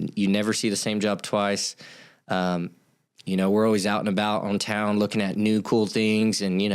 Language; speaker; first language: English; native; English